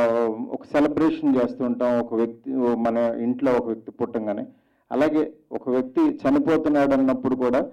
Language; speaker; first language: Telugu; native; Telugu